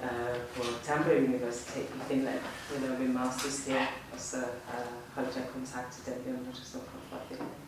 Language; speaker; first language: Danish; non-native, fluent; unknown